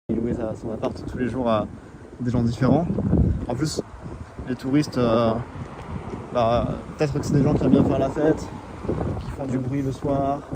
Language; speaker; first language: French; native; French